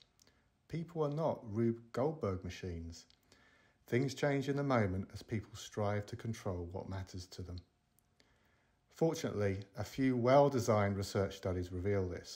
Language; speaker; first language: English; native; English